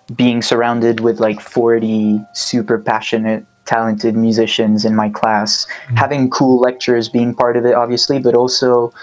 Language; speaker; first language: English; non-native, fluent; French